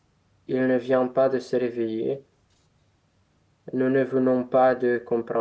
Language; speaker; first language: French; non-native, learner; Romanian